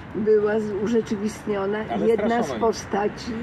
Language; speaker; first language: Polish; native; Polish